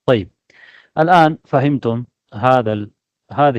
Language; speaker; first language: Arabic; non-native, fluent; Tamil